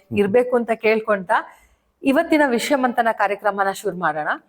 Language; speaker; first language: Kannada; native; Kannada